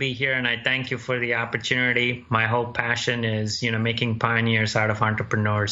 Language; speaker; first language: English; non-native, local second language; Gujarati